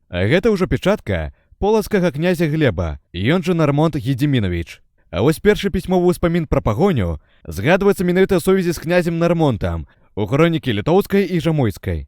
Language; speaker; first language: Belarusian; native; Belarusian